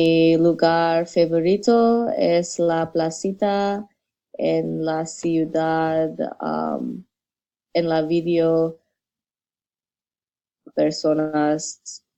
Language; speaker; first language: Spanish; non-native, learner; English